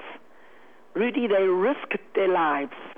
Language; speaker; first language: English; native; English